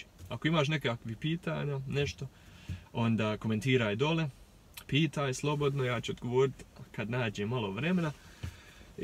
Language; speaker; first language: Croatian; early bilingual, heritage; Croatian